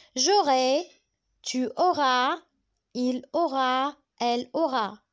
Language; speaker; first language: French; non-native, fluent; Arabic